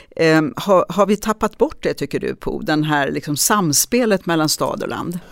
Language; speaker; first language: Swedish; native; Swedish